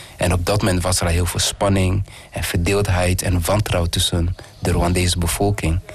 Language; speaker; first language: Dutch; early bilingual, other home language; Kinyarwanda